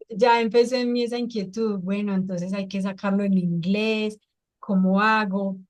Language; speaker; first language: Spanish; native; Spanish